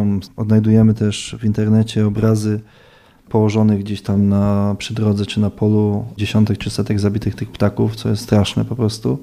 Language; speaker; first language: Polish; native; Polish